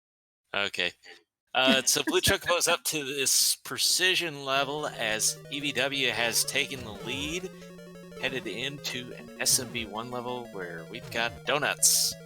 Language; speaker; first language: English; native; English